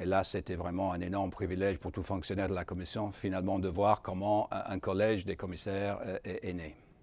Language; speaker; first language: French; non-native, fluent; English